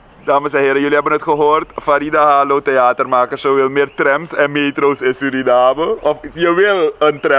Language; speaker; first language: Dutch; native; Dutch